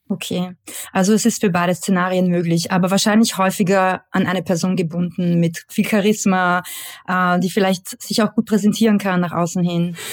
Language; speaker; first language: German; native; German